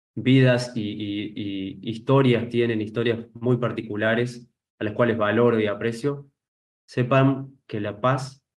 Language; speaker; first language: Spanish; native; Spanish